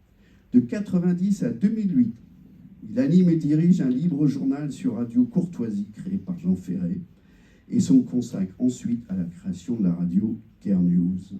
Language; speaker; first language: French; native; French